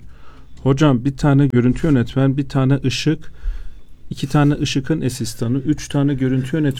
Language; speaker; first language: Turkish; non-native, fluent; Azerbaijani